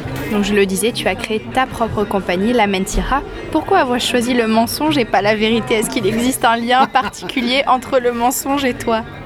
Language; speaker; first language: French; native; French